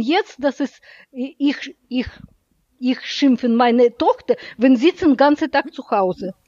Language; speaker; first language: German; non-native, learner; Russian